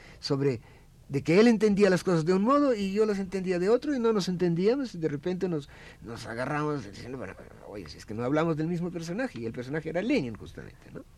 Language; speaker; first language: Spanish; non-native, fluent; Russian